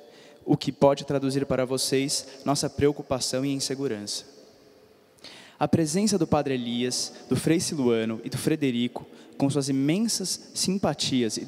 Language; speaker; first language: Portuguese; native; Portuguese